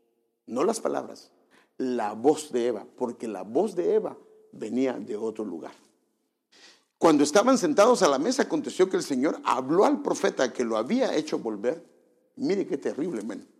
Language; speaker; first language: Spanish; native; Spanish